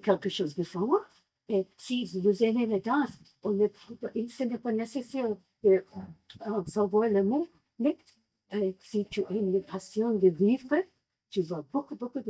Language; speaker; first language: French; non-native, learner; English